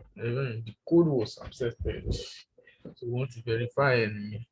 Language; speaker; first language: English; non-native, local second language; Yoruba